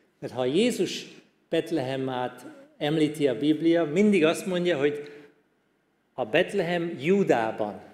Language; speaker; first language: Hungarian; non-native, fluent; German